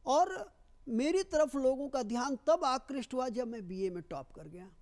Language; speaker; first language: Hindi; native; Hindi